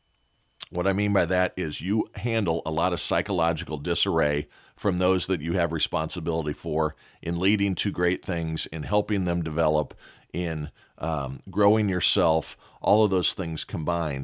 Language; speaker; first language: English; native; English